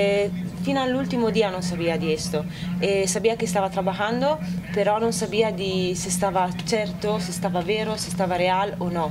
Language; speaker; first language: Italian; non-native, local second language; Spanish